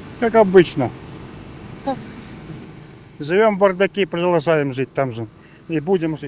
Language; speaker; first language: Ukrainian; non-native, local second language; Russian